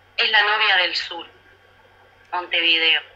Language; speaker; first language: Spanish; native; Spanish